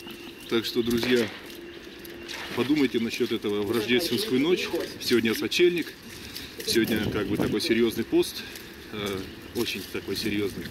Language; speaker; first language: Russian; native; Russian